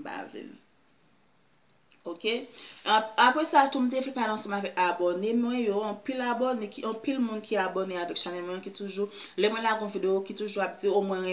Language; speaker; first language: French; non-native, local second language; Haitian Creole